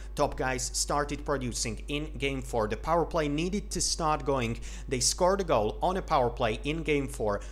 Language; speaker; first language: English; non-native, fluent; Slovak